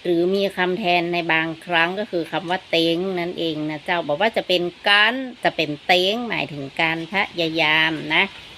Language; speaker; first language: Thai; native; Thai